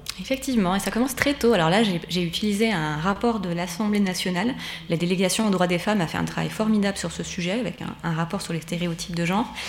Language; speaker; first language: French; native; French